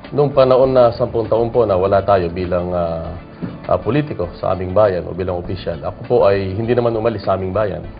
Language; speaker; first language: Filipino; non-native, local second language; Pampanga